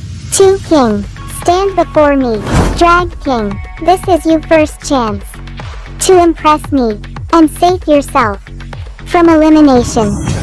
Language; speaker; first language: English; non-native, learner; Thai